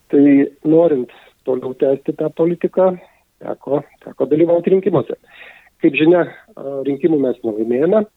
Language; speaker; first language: Lithuanian; native; Lithuanian